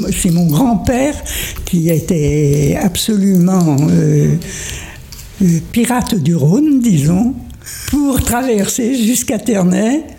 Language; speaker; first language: French; native; French